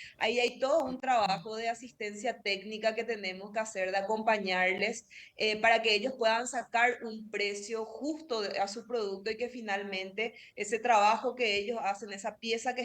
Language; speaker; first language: Spanish; native; Spanish